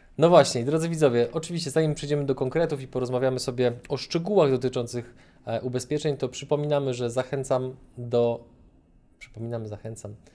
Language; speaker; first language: Polish; native; Polish